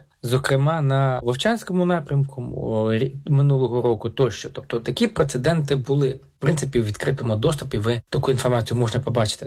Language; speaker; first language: Ukrainian; native; Ukrainian